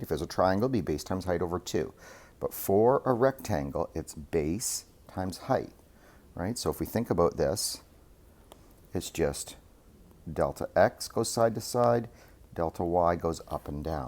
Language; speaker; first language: English; native; English